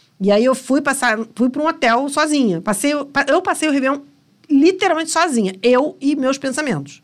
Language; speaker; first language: Portuguese; native; Portuguese